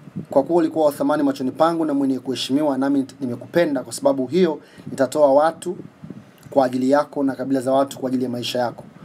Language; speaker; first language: Swahili; native; Swahili